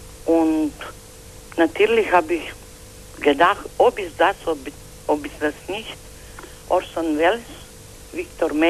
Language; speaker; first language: German; non-native, fluent; Croatian